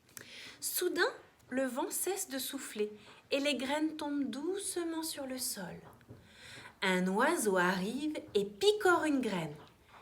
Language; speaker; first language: French; native; French